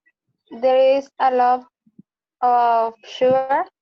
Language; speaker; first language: English; non-native, learner; Spanish